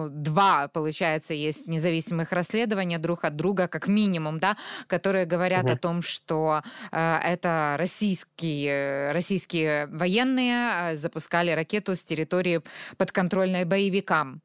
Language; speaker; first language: Russian; native; Russian